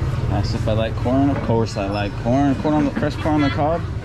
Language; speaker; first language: English; native; English